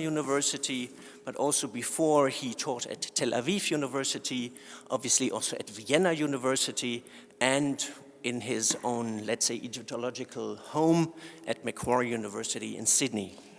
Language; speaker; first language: English; non-native, fluent; German